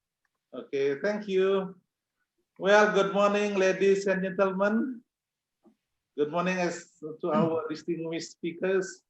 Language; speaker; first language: English; non-native, fluent; Indonesian